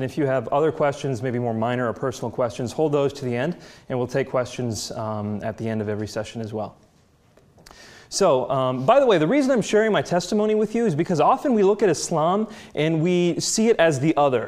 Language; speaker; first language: English; native; English